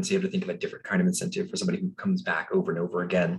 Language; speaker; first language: English; native; English